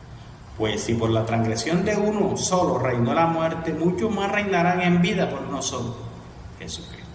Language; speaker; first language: Spanish; native; Spanish